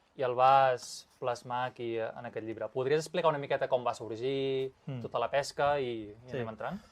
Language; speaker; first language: Catalan; native; Catalan